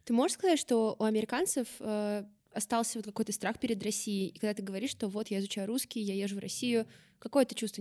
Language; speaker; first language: Russian; native; Russian